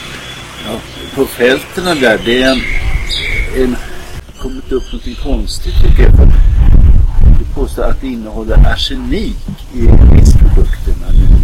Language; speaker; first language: Swedish; native; Swedish